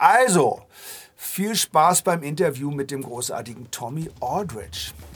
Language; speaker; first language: German; native; German